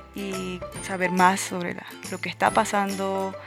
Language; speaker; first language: Spanish; native; Spanish